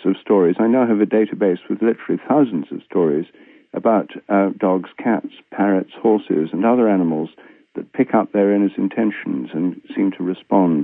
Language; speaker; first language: English; native; English